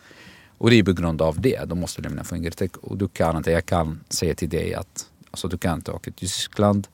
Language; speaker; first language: Swedish; non-native, fluent; Arabic